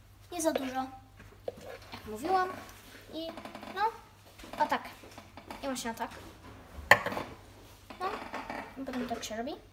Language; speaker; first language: Polish; early bilingual, heritage; Polish